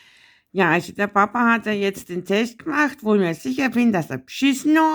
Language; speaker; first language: German; native; German